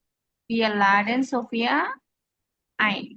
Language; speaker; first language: German; non-native, learner; Bangla